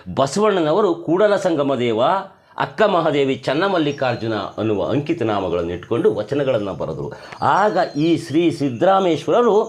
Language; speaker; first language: Kannada; native; Kannada